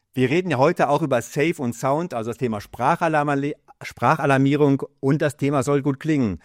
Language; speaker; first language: German; native; German